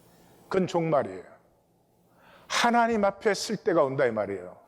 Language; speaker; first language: Korean; native; Korean